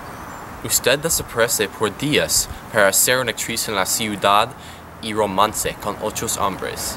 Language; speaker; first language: Spanish; non-native, learner; English